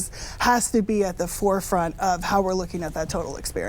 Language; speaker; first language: English; native; English